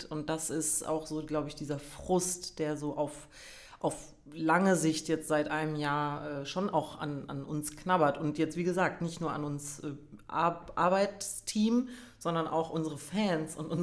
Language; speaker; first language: German; native; German